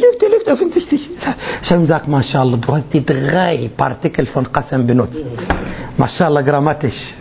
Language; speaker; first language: German; non-native, fluent; Arabic